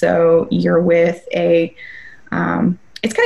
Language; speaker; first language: English; native; English